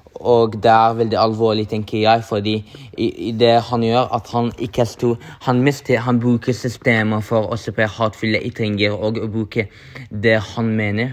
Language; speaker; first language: Norwegian; non-native, local second language; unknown